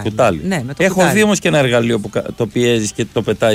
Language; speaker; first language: Greek; native; Greek